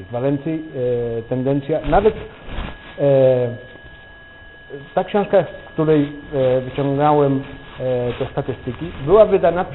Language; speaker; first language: Polish; non-native, fluent; Catalan